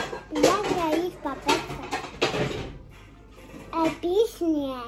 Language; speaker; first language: Polish; early bilingual, heritage; Polish